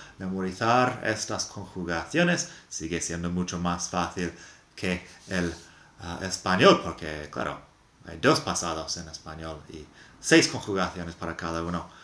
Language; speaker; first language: Spanish; non-native, fluent; English